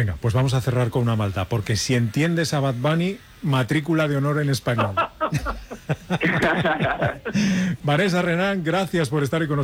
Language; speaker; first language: Spanish; native; Spanish